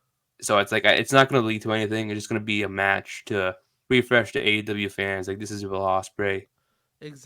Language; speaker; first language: English; native; English